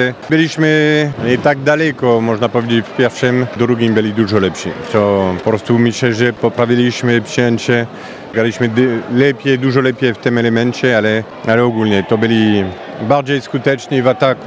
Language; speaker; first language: Polish; non-native, fluent; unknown